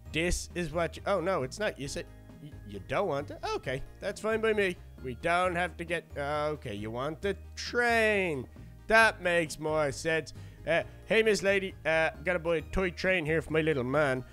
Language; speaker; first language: English; native; English